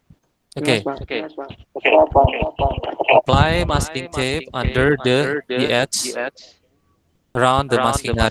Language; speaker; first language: English; non-native, fluent; Indonesian